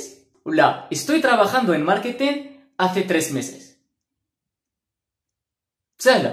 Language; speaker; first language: Spanish; non-native, fluent; Arabic